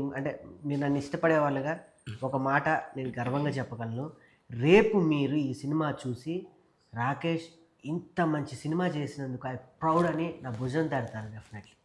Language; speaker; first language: Telugu; native; Telugu